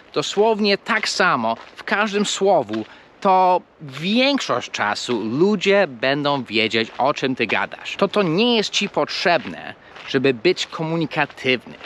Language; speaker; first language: Polish; non-native, fluent; English